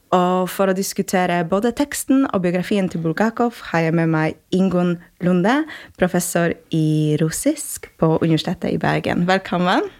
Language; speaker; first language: Norwegian; non-native, fluent; Polish